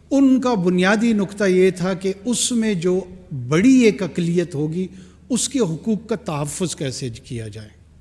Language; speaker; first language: Urdu; non-native, local second language; Pashto